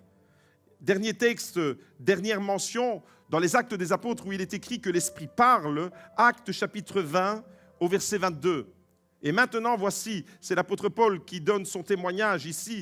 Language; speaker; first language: French; native; French